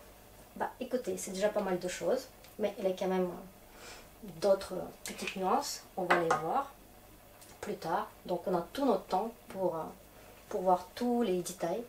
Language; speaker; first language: French; non-native, fluent; Russian